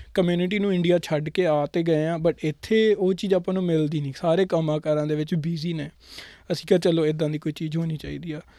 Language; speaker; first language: Punjabi; native; Punjabi